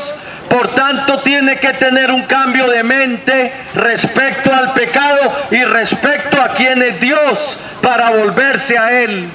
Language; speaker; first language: Spanish; native; Spanish